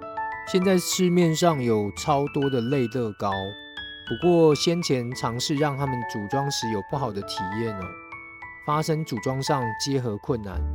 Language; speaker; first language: Chinese; native; Chinese